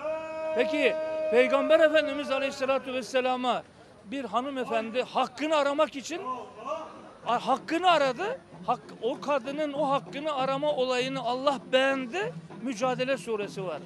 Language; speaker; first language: Turkish; native; Turkish